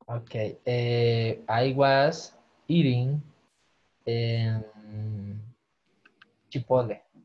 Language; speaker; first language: English; non-native, learner; Spanish